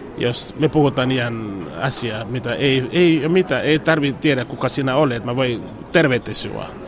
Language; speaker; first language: Finnish; non-native, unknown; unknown